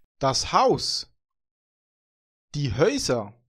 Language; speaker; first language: German; non-native, fluent; Vietnamese